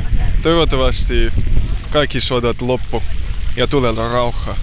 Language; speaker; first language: Finnish; non-native, learner; Ukrainian